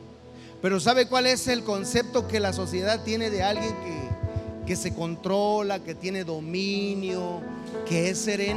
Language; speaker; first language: Spanish; native; Spanish